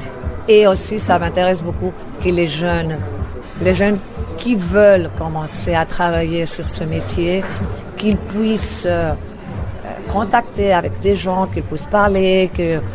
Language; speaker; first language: French; non-native, fluent; Spanish